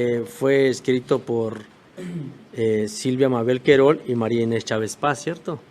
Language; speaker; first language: Spanish; native; Spanish